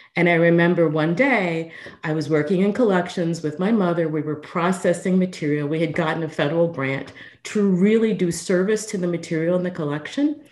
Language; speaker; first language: English; native; English